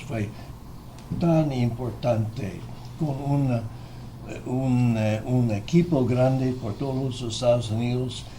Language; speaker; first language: Spanish; non-native, fluent; English